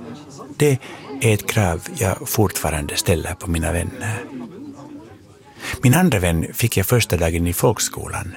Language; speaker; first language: Swedish; native; Swedish